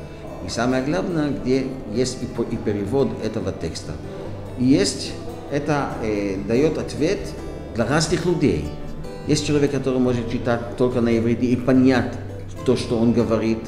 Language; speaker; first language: Russian; non-native, fluent; Hebrew